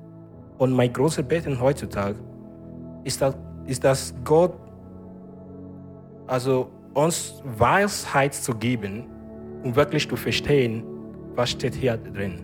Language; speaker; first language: German; non-native, learner; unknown